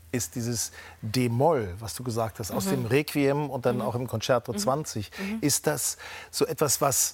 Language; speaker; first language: German; native; German